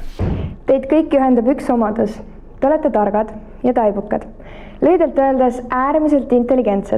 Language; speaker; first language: Estonian; native; Estonian